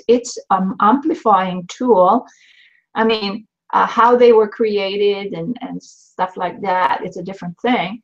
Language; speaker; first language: English; non-native, fluent; Swedish